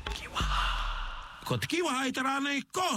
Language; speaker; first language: Māori; non-native, local second language; English